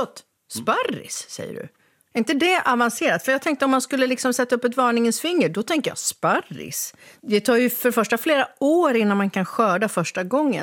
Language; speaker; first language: Swedish; native; Swedish